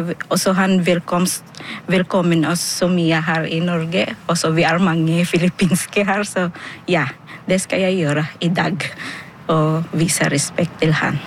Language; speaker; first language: Norwegian; non-native, fluent; Filipino